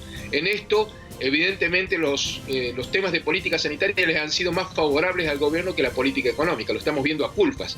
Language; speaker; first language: Spanish; native; Spanish